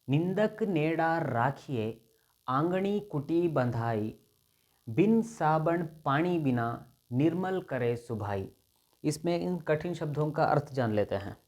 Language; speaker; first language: Hindi; non-native, local second language; Kannada